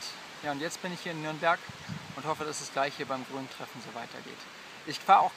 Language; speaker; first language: German; native; German